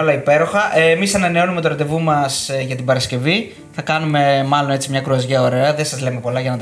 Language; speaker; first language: Greek; native; Greek